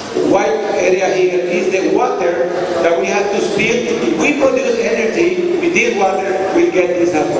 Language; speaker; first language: English; non-native, fluent; Spanish